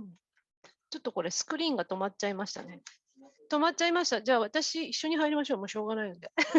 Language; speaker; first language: Japanese; native; Japanese